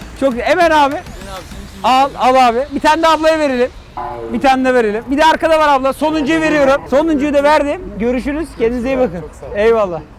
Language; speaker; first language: Turkish; native; Turkish